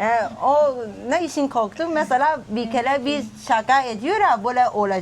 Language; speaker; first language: Turkish; non-native, learner; Thai